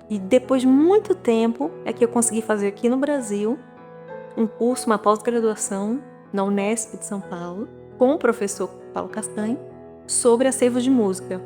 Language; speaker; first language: Portuguese; native; Portuguese